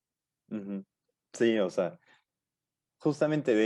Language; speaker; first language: Spanish; native; Spanish